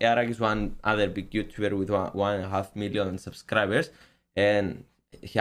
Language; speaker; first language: English; non-native, learner; Greek